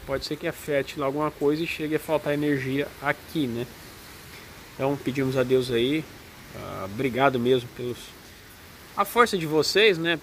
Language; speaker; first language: Portuguese; native; Portuguese